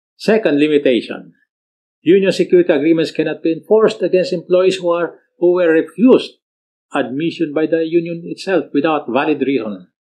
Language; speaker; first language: English; non-native, local second language; Filipino